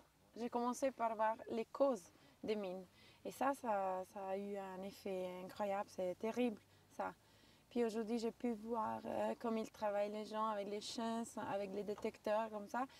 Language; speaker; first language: French; non-native, local second language; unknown